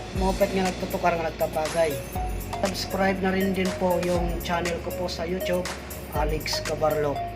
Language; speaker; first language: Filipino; non-native, local second language; Waray